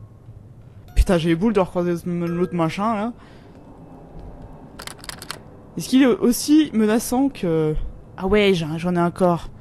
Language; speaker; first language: French; native; French